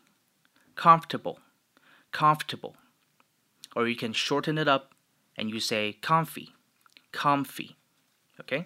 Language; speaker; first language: English; non-native, fluent; Chinese